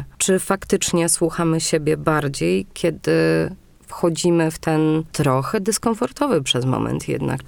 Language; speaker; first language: Polish; native; Polish